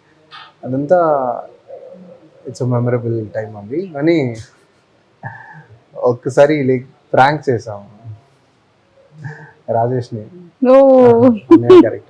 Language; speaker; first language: Telugu; non-native, fluent; Tamil